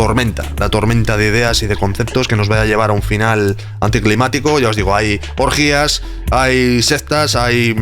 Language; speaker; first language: Spanish; native; Spanish